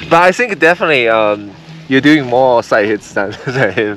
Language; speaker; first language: English; non-native, fluent; Chinese